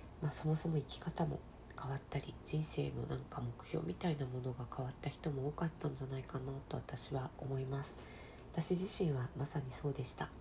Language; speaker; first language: Japanese; native; Japanese